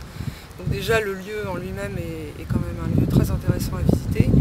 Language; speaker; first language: French; native; French